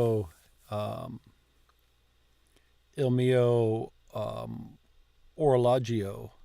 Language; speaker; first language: Italian; non-native, learner; English